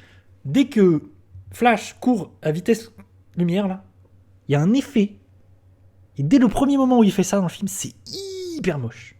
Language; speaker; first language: French; native; French